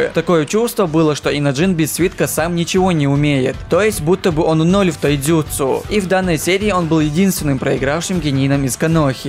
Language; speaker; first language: Russian; native; Russian